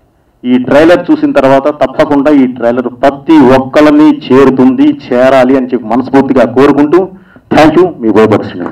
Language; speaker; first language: Telugu; native; Telugu